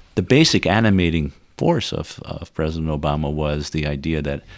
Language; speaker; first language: English; non-native, fluent; Dutch